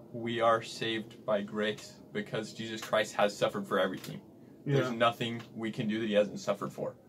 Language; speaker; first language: English; native; English